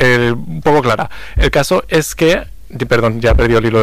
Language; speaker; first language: Spanish; native; Spanish